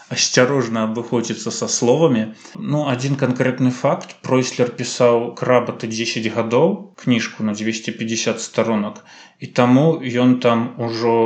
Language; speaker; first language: Belarusian; native; Belarusian